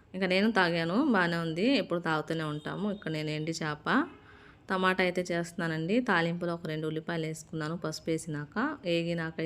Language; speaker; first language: Telugu; native; Telugu